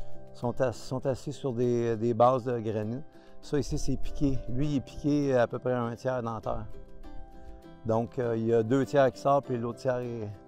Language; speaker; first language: French; native; French